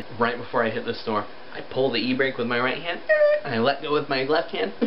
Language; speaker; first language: English; native; English